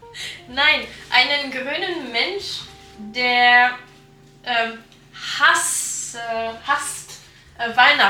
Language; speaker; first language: German; non-native, learner; French